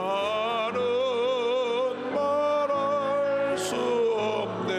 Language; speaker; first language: Korean; native; Korean